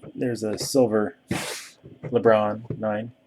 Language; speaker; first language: English; native; English